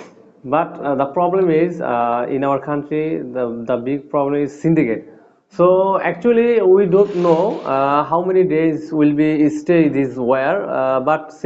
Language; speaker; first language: English; non-native, learner; Bangla